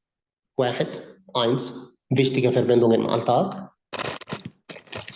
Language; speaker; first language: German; non-native, fluent; Arabic